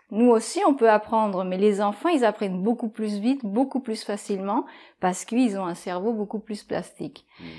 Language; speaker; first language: French; non-native, fluent; Japanese